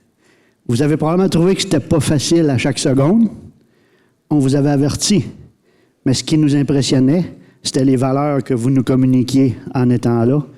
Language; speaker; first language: French; native; French